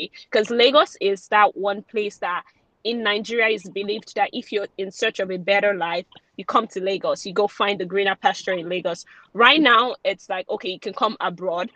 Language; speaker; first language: English; non-native, local second language; Yoruba